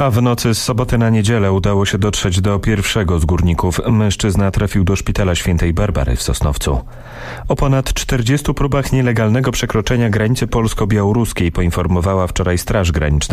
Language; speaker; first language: Polish; native; Polish